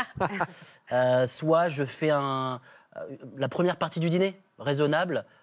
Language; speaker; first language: French; native; French